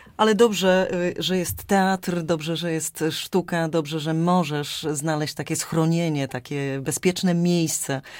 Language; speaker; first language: Polish; native; Polish